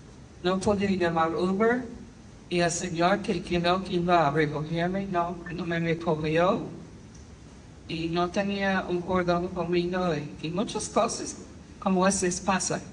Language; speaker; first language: Spanish; non-native, fluent; English